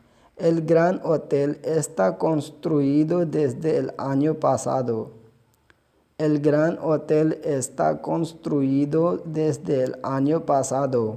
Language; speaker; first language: Spanish; non-native, fluent; Urdu